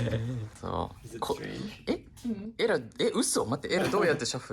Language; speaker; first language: Japanese; native; Japanese